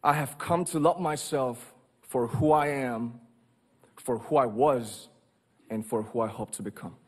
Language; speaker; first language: English; non-native, fluent; Korean